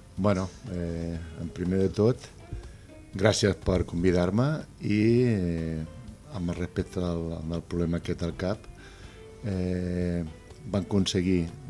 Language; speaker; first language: Catalan; non-native, local second language; Spanish